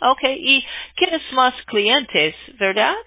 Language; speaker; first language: Spanish; non-native, learner; English